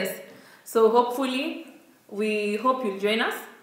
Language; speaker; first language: English; non-native, local second language; Swahili